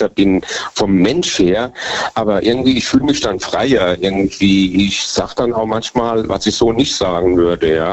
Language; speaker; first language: German; native; German